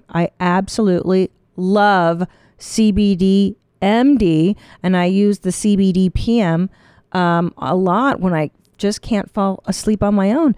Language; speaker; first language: English; native; English